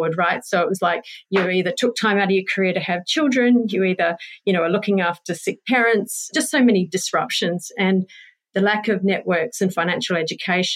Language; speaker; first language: English; native; English